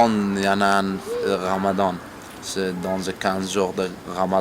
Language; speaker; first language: French; non-native, learner; Persian